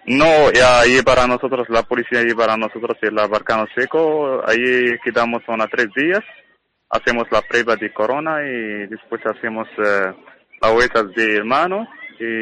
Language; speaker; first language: Spanish; non-native, learner; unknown